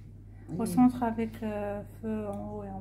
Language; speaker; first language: French; non-native, local second language; Arabic